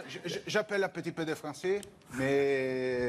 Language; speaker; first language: French; non-native, learner; Italian